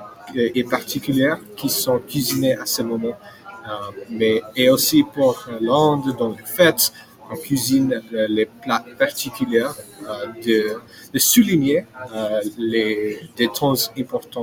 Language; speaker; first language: French; non-native, learner; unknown